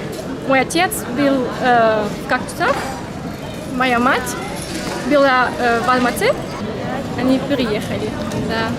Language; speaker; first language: Russian; early bilingual, heritage; German